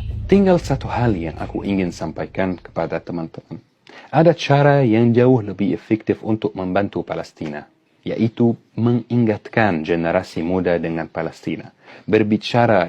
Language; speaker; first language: Indonesian; non-native, fluent; Arabic